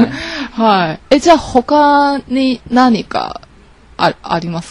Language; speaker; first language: Japanese; non-native, learner; Chinese